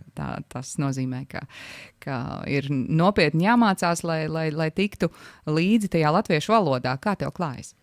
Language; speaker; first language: Latvian; native; Latvian